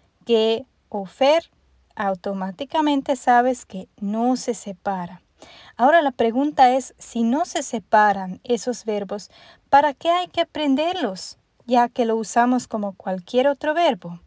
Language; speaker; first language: Spanish; non-native, fluent; German